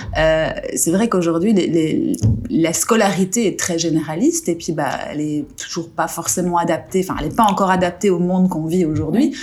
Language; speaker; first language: French; native; French